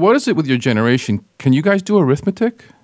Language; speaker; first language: English; native; English